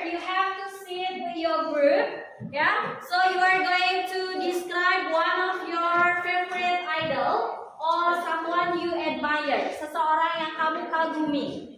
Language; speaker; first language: English; non-native, fluent; Indonesian